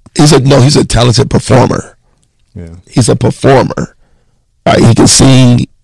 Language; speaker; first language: English; native; English